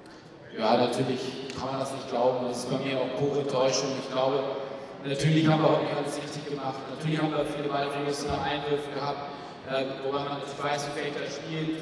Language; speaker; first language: German; native; German